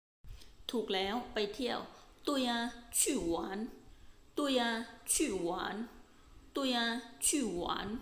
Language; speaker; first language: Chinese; non-native, fluent; Thai